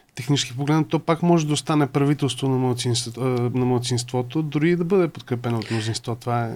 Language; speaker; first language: Bulgarian; native; Bulgarian